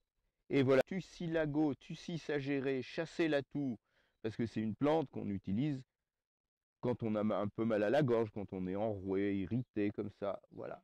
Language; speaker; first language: French; native; French